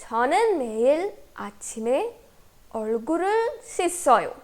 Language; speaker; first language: Korean; non-native, fluent; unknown